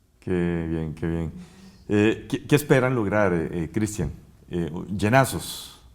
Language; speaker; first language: Spanish; native; Spanish